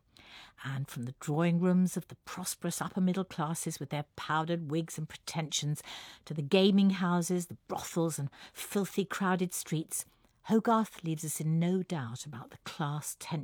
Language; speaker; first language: English; native; English